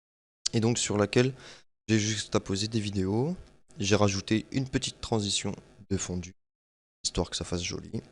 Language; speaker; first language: French; native; French